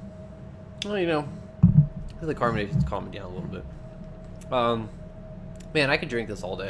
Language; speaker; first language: English; native; English